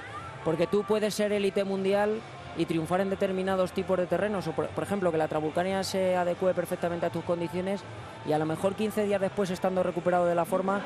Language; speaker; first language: Spanish; native; Spanish